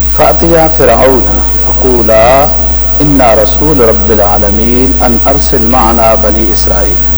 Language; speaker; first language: Urdu; native; Urdu